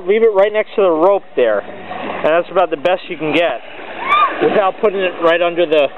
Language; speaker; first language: English; native; English